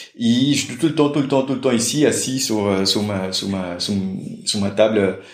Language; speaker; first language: French; non-native, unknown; Portuguese